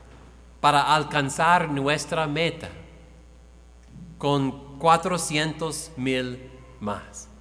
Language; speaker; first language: Spanish; non-native, fluent; English